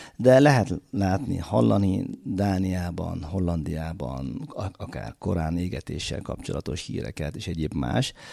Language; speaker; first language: Hungarian; non-native, fluent; Uzbek